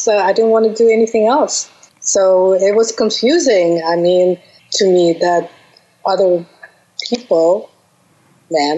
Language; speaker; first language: English; non-native, fluent; Russian